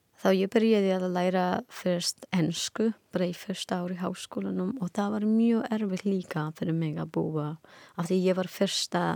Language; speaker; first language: Icelandic; non-native, learner; Persian